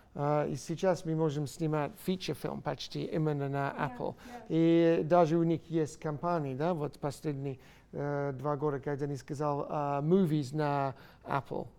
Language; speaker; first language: Russian; non-native, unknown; English